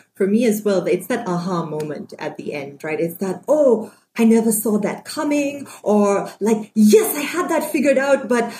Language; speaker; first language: English; non-native, local second language; Sinhala